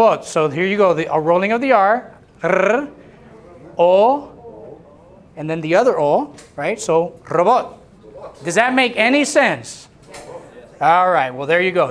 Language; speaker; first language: English; non-native, local second language; Spanish